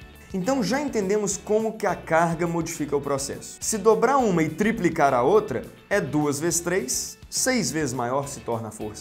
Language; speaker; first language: Portuguese; native; Portuguese